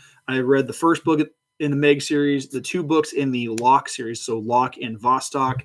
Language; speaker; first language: English; native; English